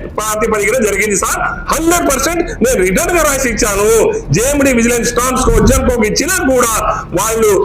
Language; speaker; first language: Telugu; native; Telugu